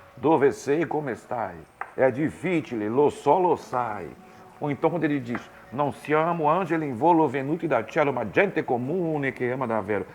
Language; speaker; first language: Italian; non-native, learner; Portuguese